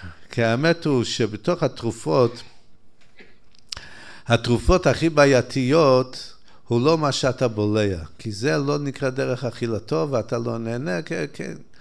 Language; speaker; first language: Hebrew; non-native, fluent; English